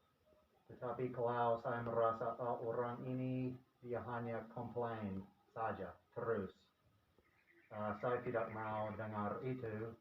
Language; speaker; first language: Indonesian; non-native, fluent; English